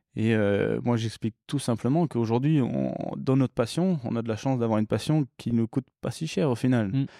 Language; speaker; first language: French; early bilingual, other home language; English